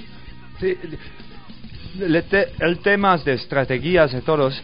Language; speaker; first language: Spanish; non-native, learner; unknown